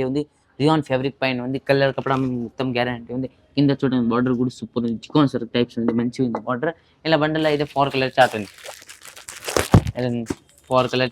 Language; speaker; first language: Telugu; non-native, local second language; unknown